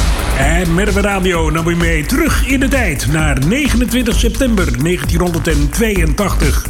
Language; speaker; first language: Dutch; native; Dutch